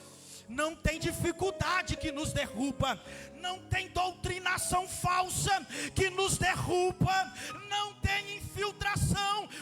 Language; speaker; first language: Portuguese; native; Portuguese